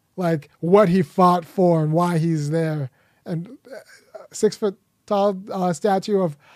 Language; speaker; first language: English; early bilingual, other home language; Akan